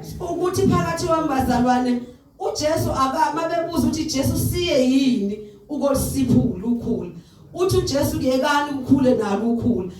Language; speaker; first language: Zulu; native; Zulu